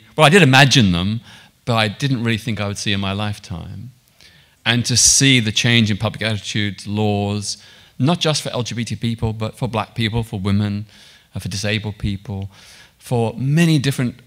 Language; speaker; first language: English; native; English